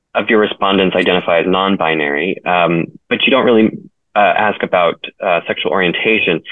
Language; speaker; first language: English; native; English